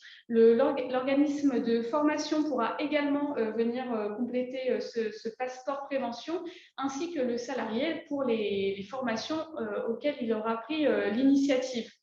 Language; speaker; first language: French; native; French